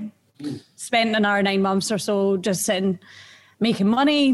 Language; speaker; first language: English; native; English